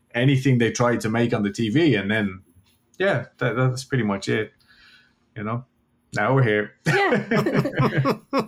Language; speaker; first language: English; native; English